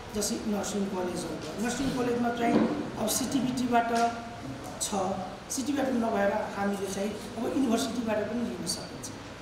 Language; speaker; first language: Nepali; native; Nepali